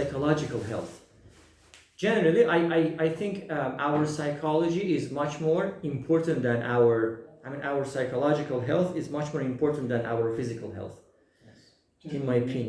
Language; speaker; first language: English; non-native, fluent; Persian